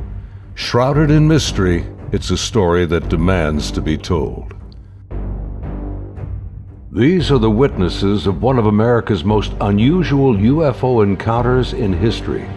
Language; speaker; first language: English; native; English